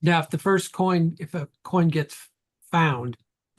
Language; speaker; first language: English; native; English